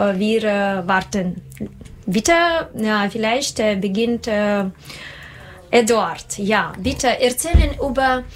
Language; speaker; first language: German; non-native, learner; Russian